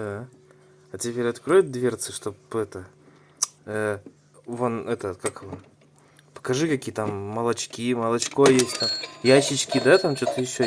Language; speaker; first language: Russian; native; Russian